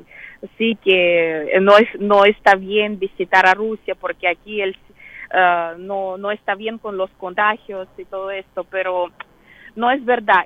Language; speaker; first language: Spanish; non-native, fluent; Russian